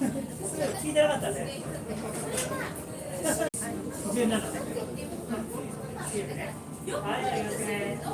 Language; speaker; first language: Japanese; native; Japanese